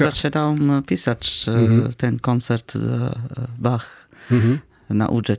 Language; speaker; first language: Polish; non-native, fluent; Arabic